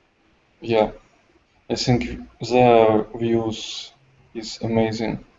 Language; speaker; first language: English; non-native, learner; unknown